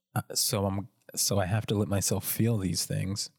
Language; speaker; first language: English; native; English